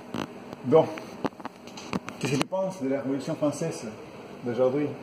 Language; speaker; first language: French; non-native, fluent; Spanish